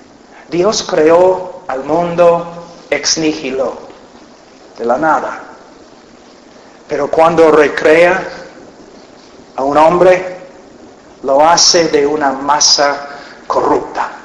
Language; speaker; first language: Spanish; non-native, fluent; English